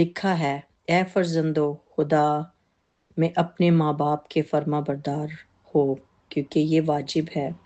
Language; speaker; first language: Urdu; native; Urdu